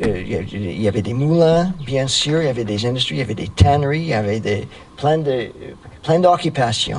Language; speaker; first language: French; non-native, fluent; English